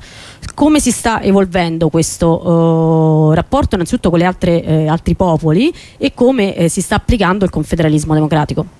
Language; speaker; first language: Italian; native; Italian